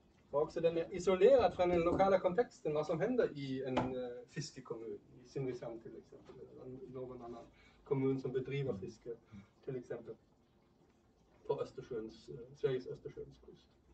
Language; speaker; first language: Swedish; non-native, fluent; German